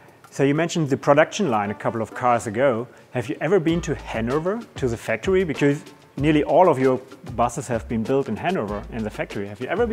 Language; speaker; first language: English; non-native, fluent; German